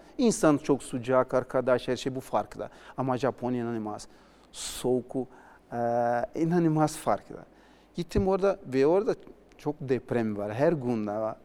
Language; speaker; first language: Turkish; non-native, learner; Portuguese